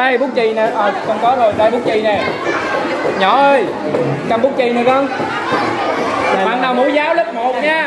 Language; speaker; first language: Vietnamese; native; Vietnamese